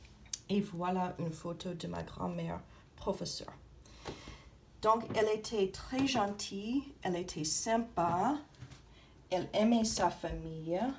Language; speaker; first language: French; non-native, fluent; English